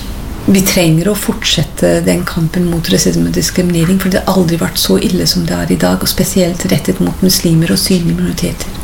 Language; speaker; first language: Norwegian; non-native, fluent; English